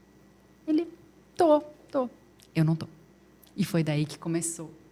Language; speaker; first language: Portuguese; native; Portuguese